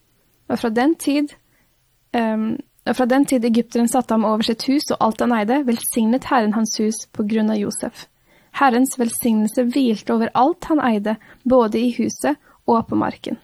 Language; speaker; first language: Norwegian; native; Norwegian